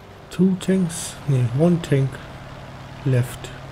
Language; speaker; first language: English; non-native, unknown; German